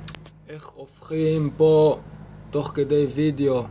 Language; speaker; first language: Hebrew; native; Hebrew